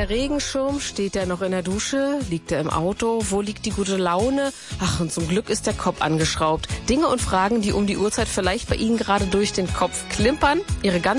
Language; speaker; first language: German; native; German